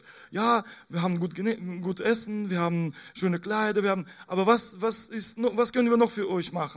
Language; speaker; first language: German; non-native, fluent; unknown